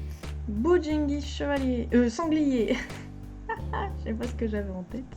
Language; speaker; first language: French; native; French